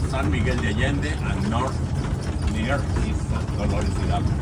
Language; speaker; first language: English; non-native, learner; Spanish